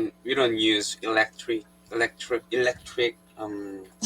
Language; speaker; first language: English; non-native, learner; Korean